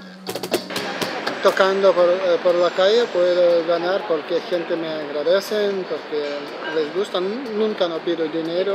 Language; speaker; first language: Spanish; non-native, learner; Ukrainian